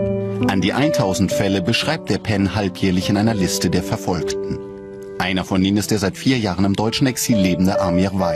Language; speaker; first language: German; native; German